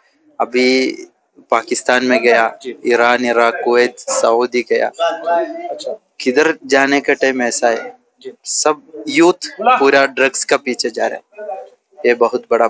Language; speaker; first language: Hindi; non-native, local second language; Malayalam